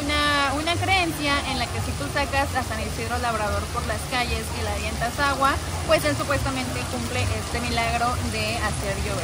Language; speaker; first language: Spanish; native; Spanish